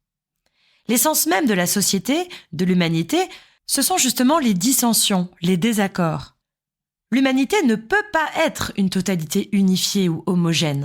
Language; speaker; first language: French; native; French